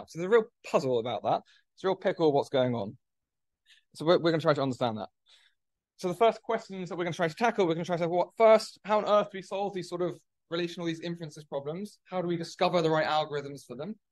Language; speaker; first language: English; native; English